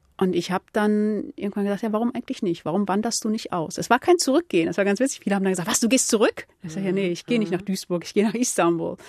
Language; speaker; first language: German; early bilingual, other home language; Turkish